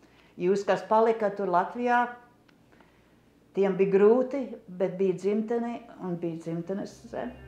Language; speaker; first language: Latvian; early bilingual, heritage; English